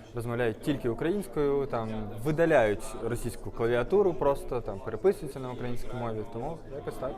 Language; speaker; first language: Ukrainian; non-native, local second language; Russian